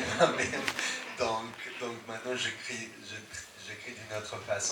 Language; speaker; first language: French; non-native, fluent; Spanish